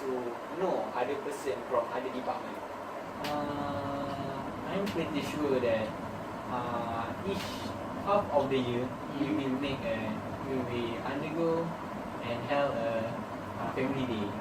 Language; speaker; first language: English; non-native, learner; Malay